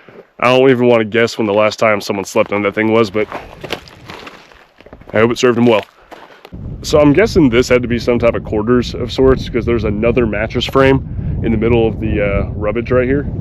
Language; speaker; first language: English; native; English